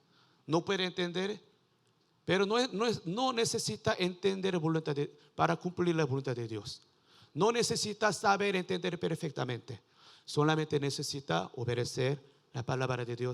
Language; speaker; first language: Spanish; non-native, learner; Korean